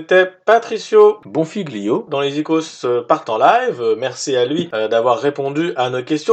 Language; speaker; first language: French; native; French